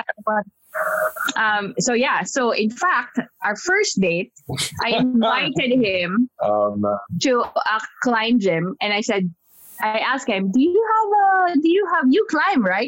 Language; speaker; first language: English; non-native, local second language; Filipino